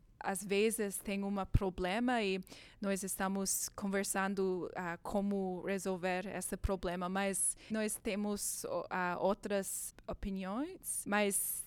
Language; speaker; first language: Portuguese; non-native, learner; English